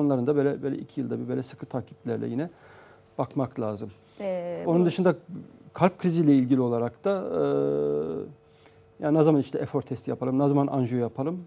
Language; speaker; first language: Turkish; native; Turkish